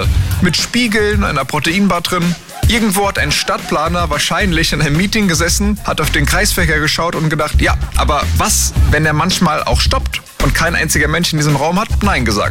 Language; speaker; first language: German; native; German